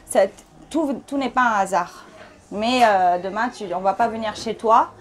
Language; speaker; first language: French; early bilingual, other home language; Thai